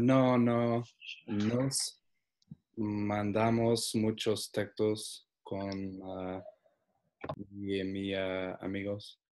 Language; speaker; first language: Spanish; non-native, learner; English